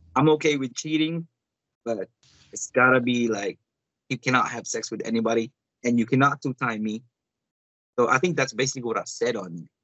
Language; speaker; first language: English; non-native, local second language; Cebuano